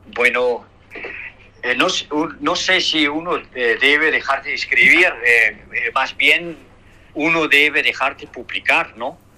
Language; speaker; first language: Spanish; non-native, fluent; Danish